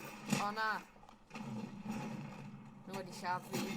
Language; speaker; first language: Welsh; non-native, learner; English